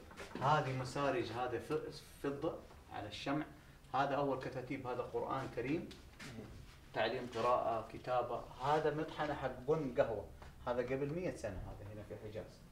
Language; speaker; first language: Arabic; non-native, learner; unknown